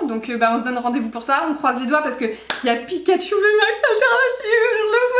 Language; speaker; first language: French; native; French